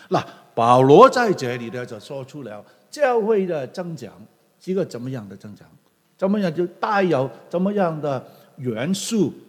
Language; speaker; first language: Chinese; non-native, local second language; Cantonese